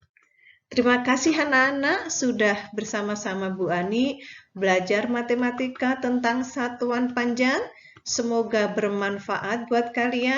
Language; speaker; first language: Indonesian; native; Indonesian